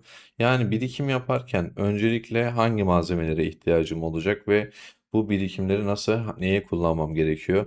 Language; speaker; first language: Turkish; native; Turkish